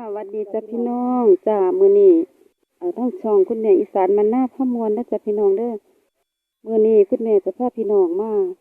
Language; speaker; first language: Thai; native; Thai